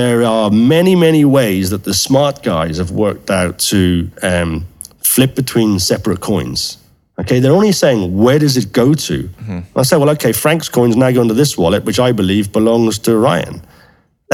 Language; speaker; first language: English; native; English